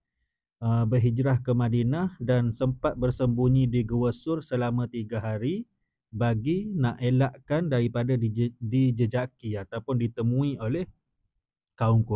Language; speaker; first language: Malay; native; Malay